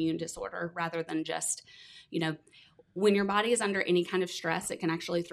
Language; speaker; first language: English; native; English